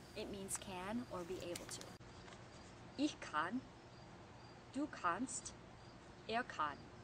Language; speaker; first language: German; non-native, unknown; English